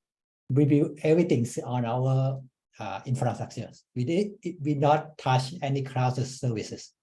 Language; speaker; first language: English; non-native, fluent; Thai